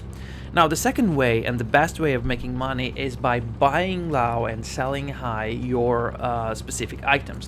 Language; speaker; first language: English; non-native, fluent; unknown